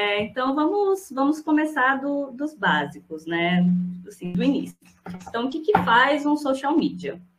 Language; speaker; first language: Portuguese; native; Portuguese